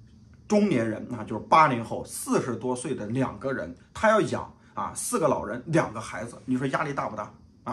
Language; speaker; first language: Chinese; native; Chinese